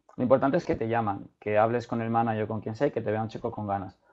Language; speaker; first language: Spanish; native; Spanish